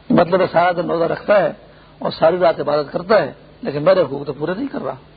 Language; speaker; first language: Urdu; non-native, local second language; Pashto